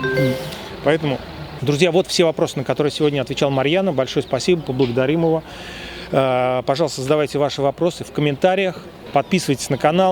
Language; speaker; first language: Russian; native; Russian